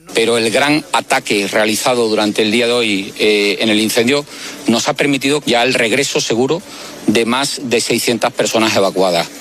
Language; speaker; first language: Spanish; native; Spanish